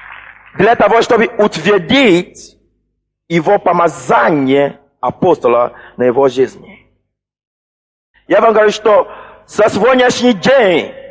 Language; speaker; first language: Russian; non-native, fluent; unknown